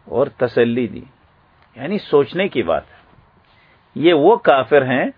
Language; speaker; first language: Urdu; native; Urdu